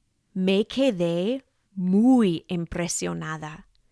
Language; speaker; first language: Spanish; non-native, fluent; English